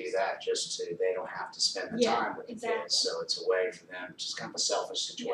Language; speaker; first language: English; native; English